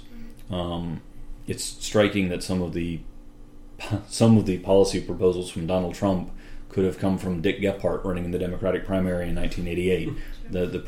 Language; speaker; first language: English; native; English